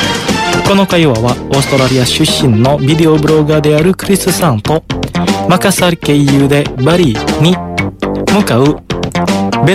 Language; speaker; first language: Japanese; non-native, fluent; Indonesian